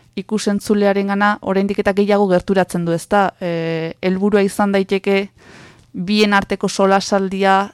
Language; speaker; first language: Basque; native; Basque